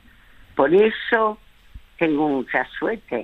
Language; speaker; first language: Spanish; early bilingual, other home language; French